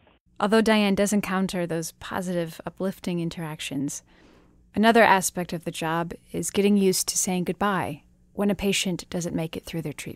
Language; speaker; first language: English; native; English